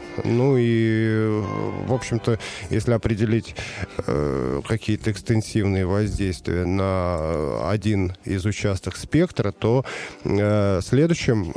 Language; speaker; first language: Russian; native; Russian